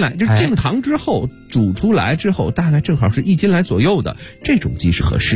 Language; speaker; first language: Chinese; native; Chinese